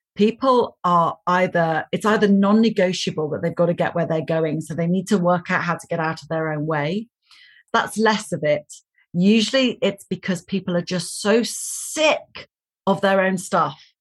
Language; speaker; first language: English; native; English